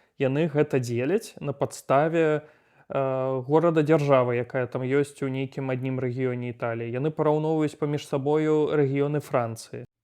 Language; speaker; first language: Belarusian; native; Belarusian